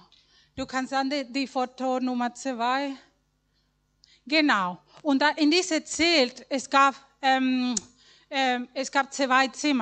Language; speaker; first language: German; non-native, learner; Spanish